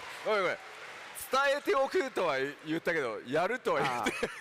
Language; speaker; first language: Japanese; native; Japanese